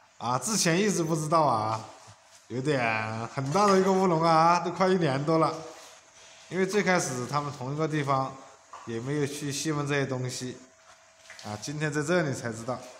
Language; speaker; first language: Chinese; native; Chinese